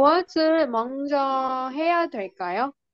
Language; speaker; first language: Korean; non-native, learner; Burmese